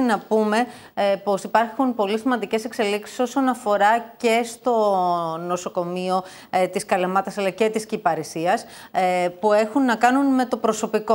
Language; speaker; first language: Greek; native; Greek